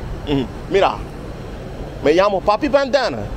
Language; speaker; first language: Spanish; non-native, learner; English